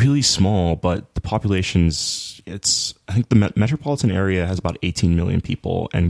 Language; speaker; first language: English; native; English